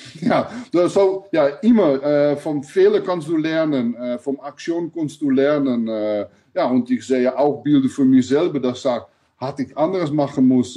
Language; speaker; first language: German; non-native, learner; Dutch